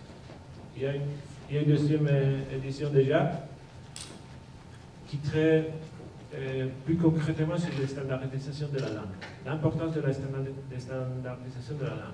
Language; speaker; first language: French; non-native, fluent; Basque